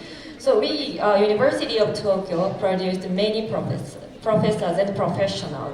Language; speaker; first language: English; non-native, fluent; Japanese